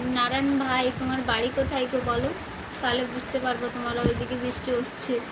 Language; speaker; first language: Bangla; non-native, local second language; Santali